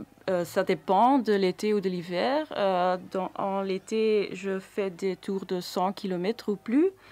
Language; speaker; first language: French; non-native, local second language; Dutch